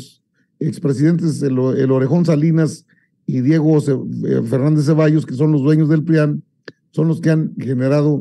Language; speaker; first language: Spanish; native; Spanish